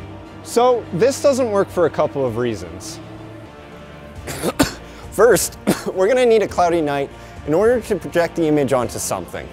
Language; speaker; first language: English; native; English